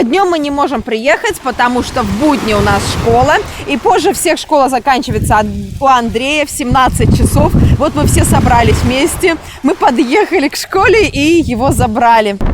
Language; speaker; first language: Russian; native; Russian